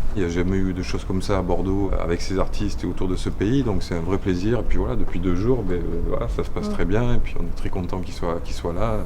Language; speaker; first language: French; native; French